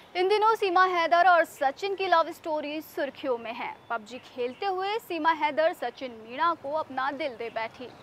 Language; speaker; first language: Hindi; native; Hindi